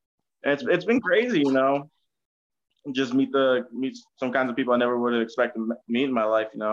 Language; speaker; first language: English; native; English